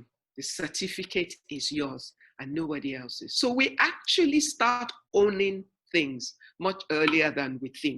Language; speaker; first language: English; non-native, local second language; Yoruba